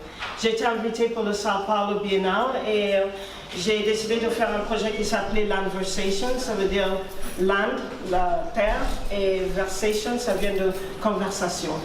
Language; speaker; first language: French; non-native, fluent; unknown